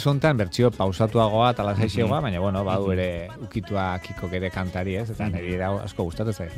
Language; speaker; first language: Basque; native; Basque